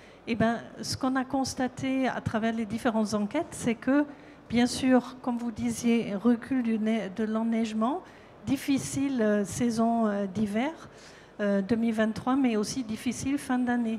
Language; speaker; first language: French; non-native, fluent; German